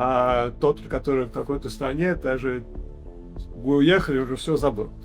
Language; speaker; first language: Russian; early bilingual, heritage; English